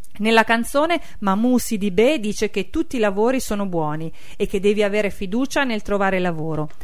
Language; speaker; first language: Italian; native; Italian